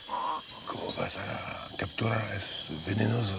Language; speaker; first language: Spanish; non-native, learner; French